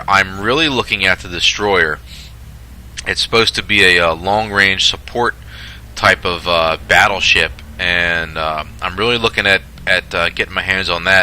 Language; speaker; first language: English; native; English